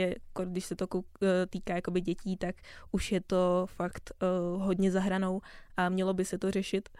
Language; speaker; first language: Czech; early bilingual, other home language; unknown